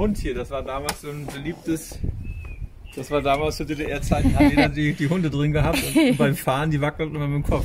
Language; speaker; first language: German; native; German